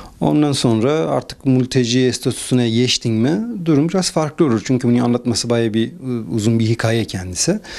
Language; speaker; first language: Turkish; non-native, fluent; Persian